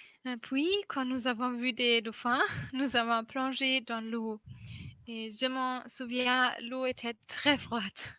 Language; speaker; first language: French; non-native, fluent; German